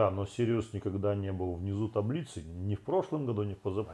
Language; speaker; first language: Russian; native; Russian